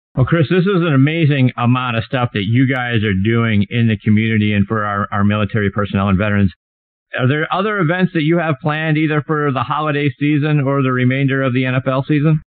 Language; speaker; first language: English; native; English